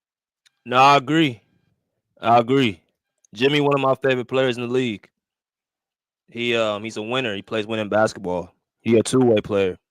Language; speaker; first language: English; native; English